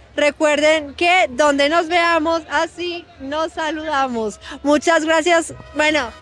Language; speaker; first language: Spanish; native; Spanish